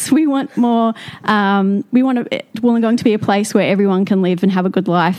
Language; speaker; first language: English; native; English